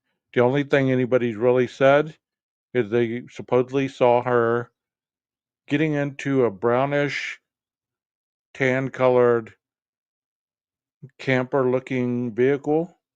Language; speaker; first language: English; native; English